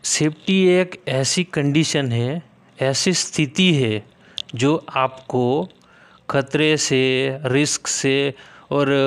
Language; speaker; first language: Hindi; native; Hindi